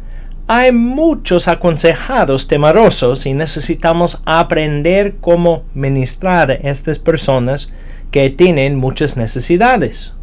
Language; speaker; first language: Spanish; non-native, fluent; English